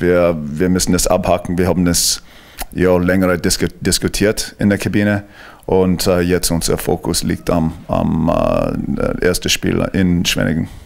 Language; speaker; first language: German; non-native, fluent; English